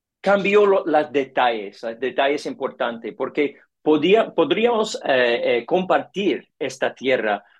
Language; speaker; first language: Spanish; non-native, learner; English